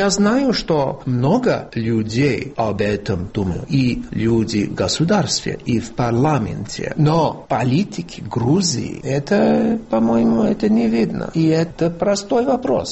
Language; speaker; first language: Russian; non-native, fluent; English